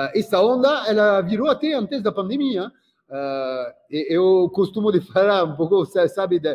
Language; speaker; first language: Portuguese; non-native, fluent; French